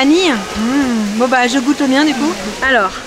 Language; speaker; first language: French; native; French